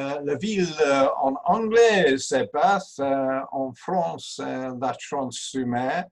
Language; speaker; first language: French; non-native, learner; English